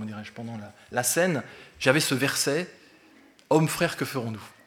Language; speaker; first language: French; native; French